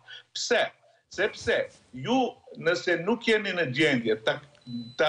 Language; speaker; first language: Albanian; native; Albanian